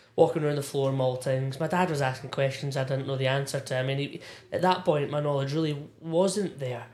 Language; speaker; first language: English; native; English